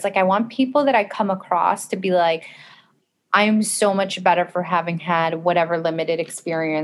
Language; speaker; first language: English; early bilingual, other home language; Spanish